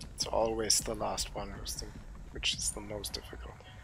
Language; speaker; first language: English; non-native, fluent; German